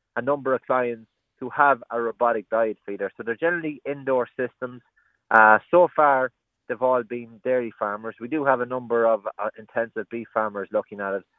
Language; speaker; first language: English; native; English